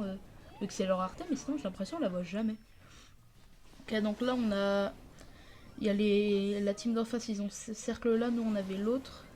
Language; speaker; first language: French; native; French